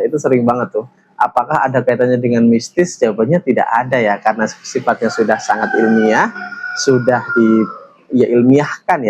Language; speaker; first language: Indonesian; native; Indonesian